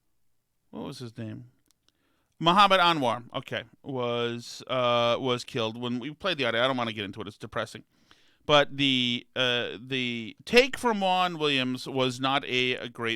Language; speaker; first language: English; native; English